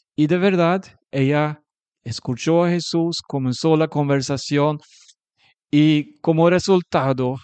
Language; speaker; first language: Spanish; non-native, fluent; Swedish